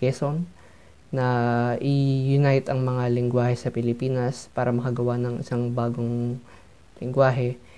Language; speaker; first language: Filipino; native; Filipino